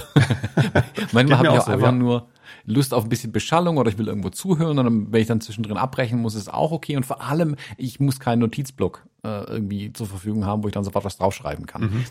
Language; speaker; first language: German; non-native, fluent; English